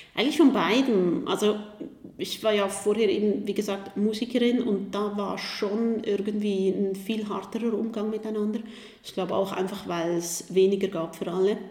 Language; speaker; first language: German; native; German